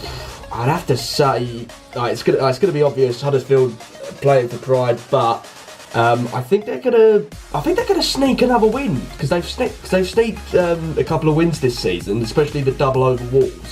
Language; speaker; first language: English; native; English